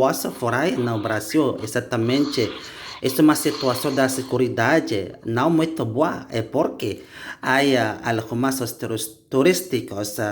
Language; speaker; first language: Portuguese; non-native, learner; Indonesian